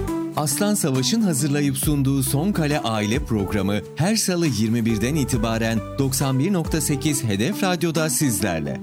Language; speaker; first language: Turkish; native; Turkish